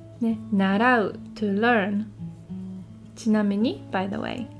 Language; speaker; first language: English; non-native, fluent; Japanese